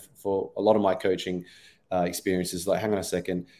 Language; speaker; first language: English; native; English